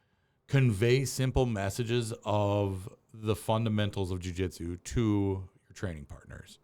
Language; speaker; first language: English; native; English